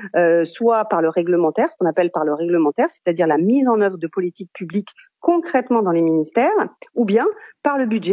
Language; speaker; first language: French; native; French